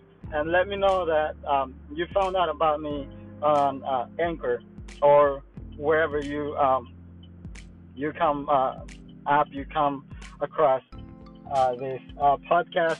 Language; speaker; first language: English; non-native, fluent; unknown